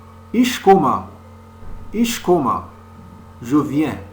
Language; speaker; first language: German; non-native, fluent; French